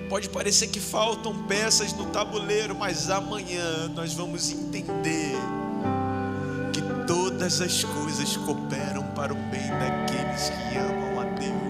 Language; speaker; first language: Portuguese; native; Portuguese